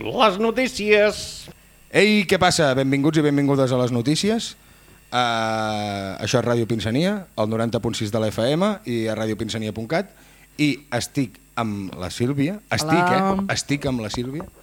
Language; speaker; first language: Catalan; non-native, local second language; Spanish